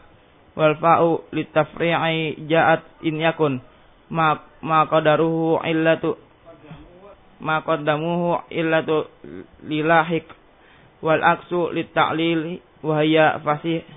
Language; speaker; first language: Arabic; non-native, learner; Indonesian